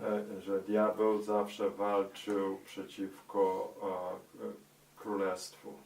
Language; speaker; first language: Polish; early bilingual, heritage; Polish